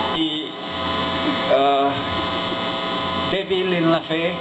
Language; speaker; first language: Spanish; non-native, fluent; English